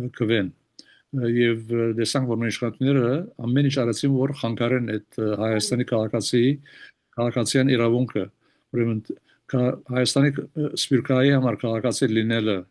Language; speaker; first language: Armenian; early bilingual, heritage; Armenian